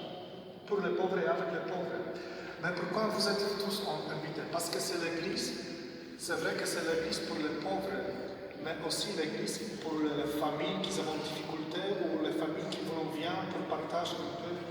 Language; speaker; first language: French; non-native, learner; Polish